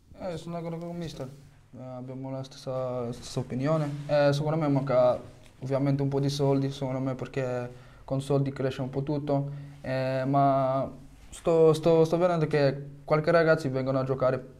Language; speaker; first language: Italian; non-native, fluent; French